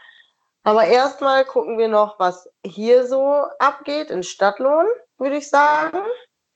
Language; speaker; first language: German; native; German